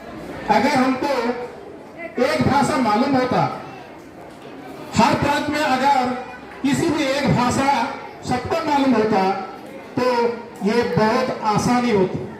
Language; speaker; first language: Hindi; non-native, local second language; Odia